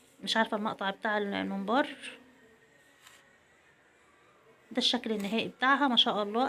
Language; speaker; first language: Arabic; native; Arabic